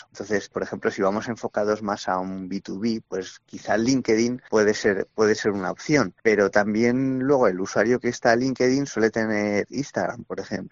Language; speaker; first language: Spanish; native; Spanish